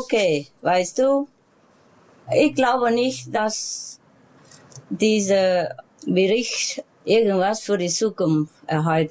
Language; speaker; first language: German; non-native, learner; Vietnamese